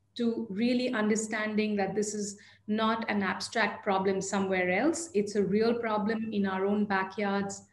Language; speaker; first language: English; non-native, local second language; Hindi